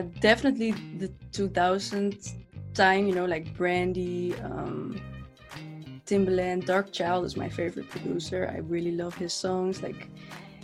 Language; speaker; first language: English; non-native, fluent; Dutch